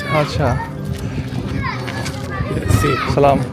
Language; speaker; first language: Hindi; native; Hindi